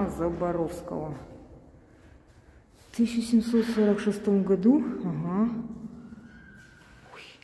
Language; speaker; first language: Russian; native; Russian